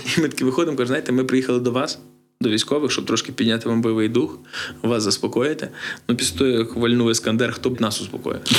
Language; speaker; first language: Ukrainian; native; Ukrainian